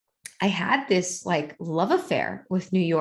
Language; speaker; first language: English; native; English